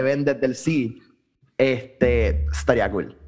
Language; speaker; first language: Spanish; native; Spanish